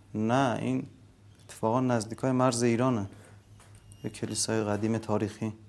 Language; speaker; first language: Persian; non-native, learner; Armenian